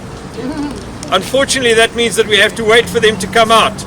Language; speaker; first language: English; native; English